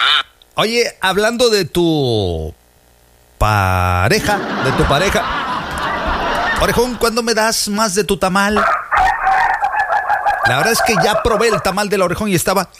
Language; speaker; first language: Spanish; native; Spanish